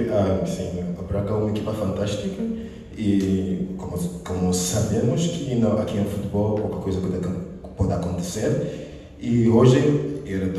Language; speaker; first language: Portuguese; non-native, fluent; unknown